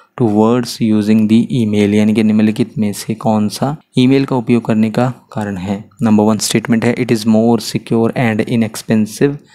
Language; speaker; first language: Hindi; native; Hindi